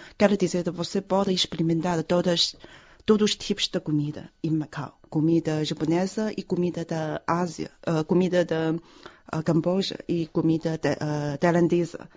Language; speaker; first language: Portuguese; non-native, fluent; Chinese